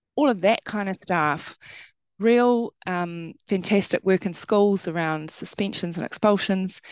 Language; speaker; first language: English; native; English